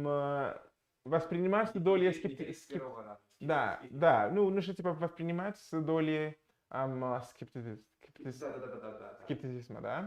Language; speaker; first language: Russian; non-native, fluent; English